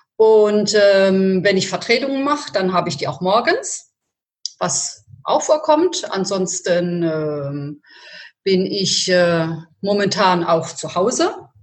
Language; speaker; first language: German; early bilingual, other home language; Italian